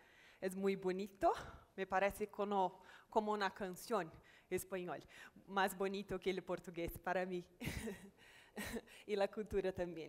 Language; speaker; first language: Spanish; non-native, fluent; Portuguese